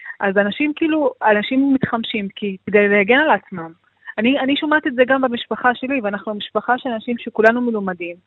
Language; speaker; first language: Hebrew; non-native, local second language; Arabic